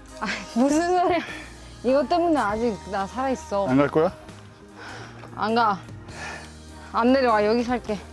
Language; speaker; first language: Korean; non-native, learner; Greek